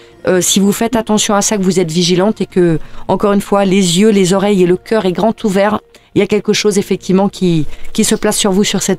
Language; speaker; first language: French; native; French